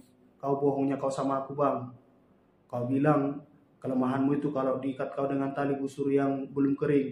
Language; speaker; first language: Indonesian; native; Indonesian